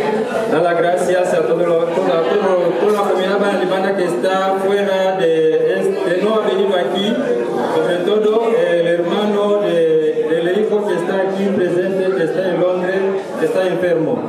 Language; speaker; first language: Spanish; non-native, learner; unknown